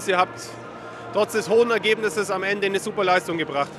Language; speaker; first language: German; native; German